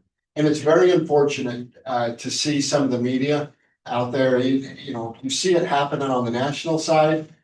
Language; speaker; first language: English; native; English